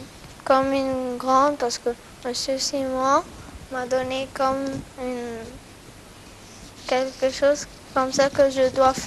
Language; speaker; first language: French; non-native, learner; Greek